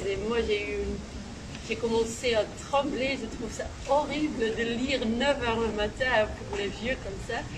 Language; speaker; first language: French; non-native, fluent; Dutch